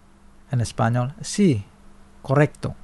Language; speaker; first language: Spanish; non-native, fluent; Indonesian